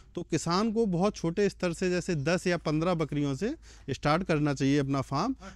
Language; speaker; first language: Hindi; native; Hindi